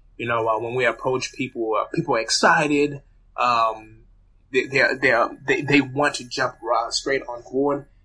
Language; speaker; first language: English; early bilingual, other home language; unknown